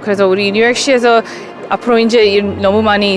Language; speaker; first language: Korean; early bilingual, heritage; English